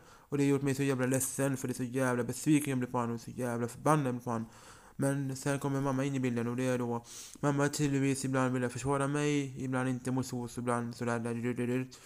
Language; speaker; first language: Swedish; early bilingual, other home language; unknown